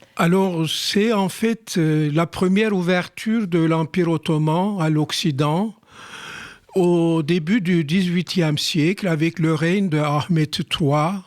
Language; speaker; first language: French; non-native, fluent; Turkish